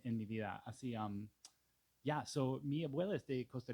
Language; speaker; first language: Spanish; non-native, fluent; English